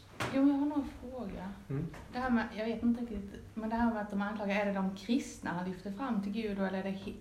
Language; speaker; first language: Swedish; native; Swedish